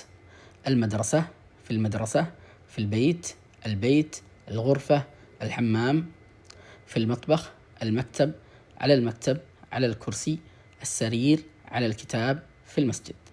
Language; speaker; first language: Arabic; non-native, fluent; Tamil